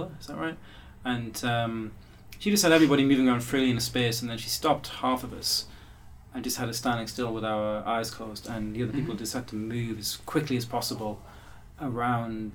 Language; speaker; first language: English; native; English